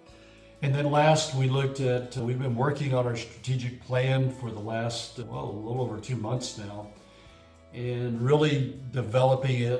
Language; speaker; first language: English; native; English